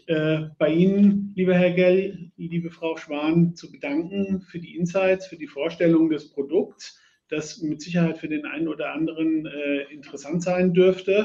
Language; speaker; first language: German; native; German